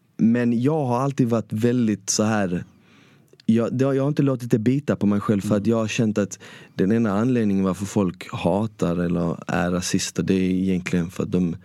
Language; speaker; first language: Swedish; early bilingual, other home language; Bosnian